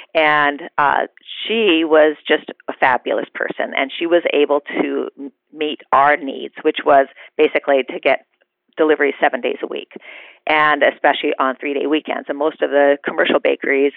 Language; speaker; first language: English; native; English